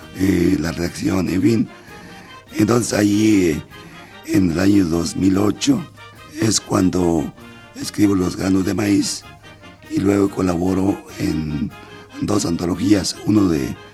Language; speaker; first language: Spanish; non-native, local second language; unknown